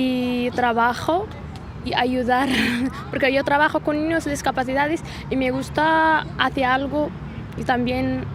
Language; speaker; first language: Spanish; non-native, learner; Arabic